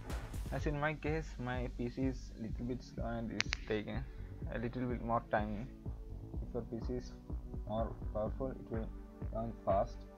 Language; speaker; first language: English; non-native, fluent; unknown